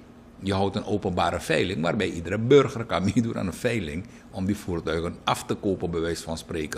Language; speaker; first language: Dutch; native; Dutch